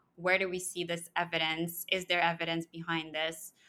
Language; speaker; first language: English; early bilingual, other home language; Russian